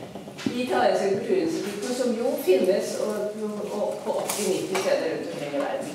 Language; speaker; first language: Norwegian; non-native, fluent; Italian